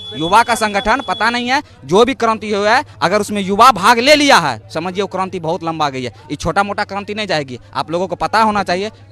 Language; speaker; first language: Hindi; native; Hindi